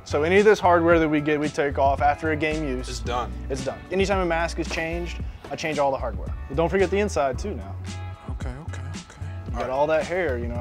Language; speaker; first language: English; native; English